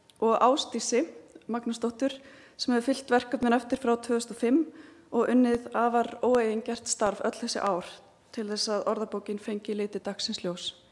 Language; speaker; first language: Icelandic; native; Icelandic